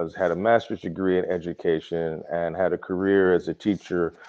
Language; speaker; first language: English; native; English